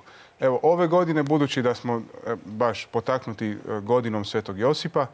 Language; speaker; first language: Croatian; native; Croatian